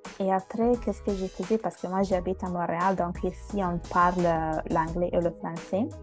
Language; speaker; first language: French; non-native, fluent; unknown